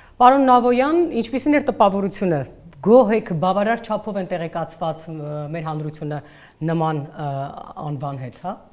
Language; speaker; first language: Armenian; native; Armenian